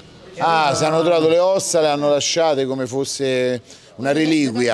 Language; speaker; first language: Italian; native; Italian